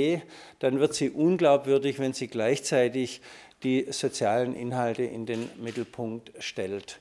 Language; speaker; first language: German; native; German